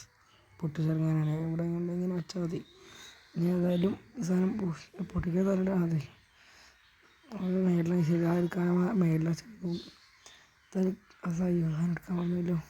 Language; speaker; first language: Malayalam; native; Malayalam